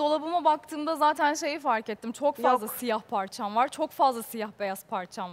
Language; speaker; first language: Turkish; non-native, learner; English